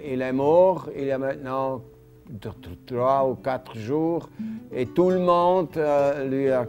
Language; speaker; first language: French; non-native, local second language; German